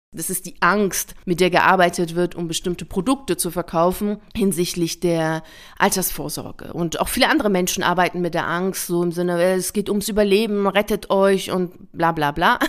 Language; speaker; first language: German; early bilingual, other home language; Persian